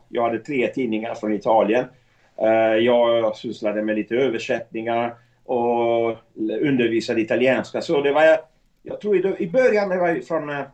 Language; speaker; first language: Swedish; non-native, fluent; Italian